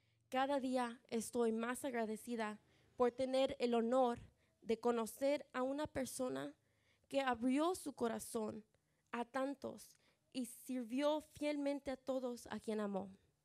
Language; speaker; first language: Spanish; early bilingual, other home language; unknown